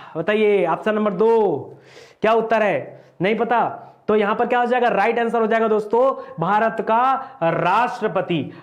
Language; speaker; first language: Hindi; native; Hindi